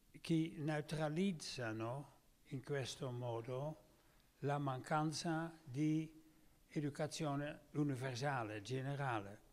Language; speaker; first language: Italian; non-native, learner; Dutch